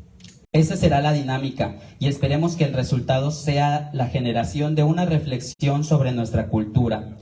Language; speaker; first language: Spanish; native; Spanish